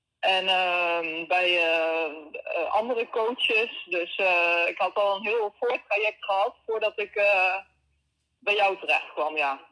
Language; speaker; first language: Dutch; native; Dutch